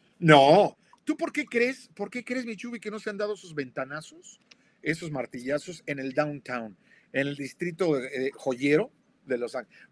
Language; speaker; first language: Spanish; native; Spanish